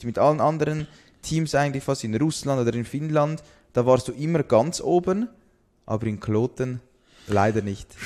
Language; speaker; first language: German; native; German